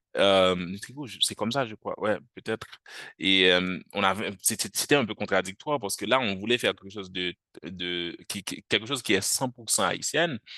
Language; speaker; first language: French; non-native, local second language; Haitian Creole